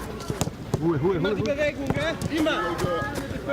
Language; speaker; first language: German; non-native, learner; Italian